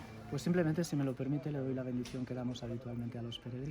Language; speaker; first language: Spanish; native; Spanish